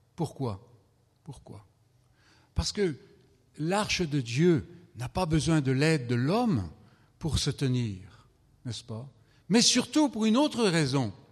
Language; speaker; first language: French; native; French